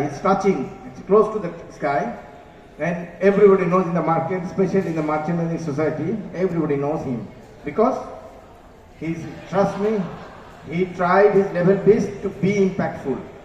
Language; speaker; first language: English; non-native, local second language; Bangla